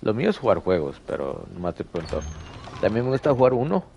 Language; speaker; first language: Spanish; early bilingual, heritage; Spanish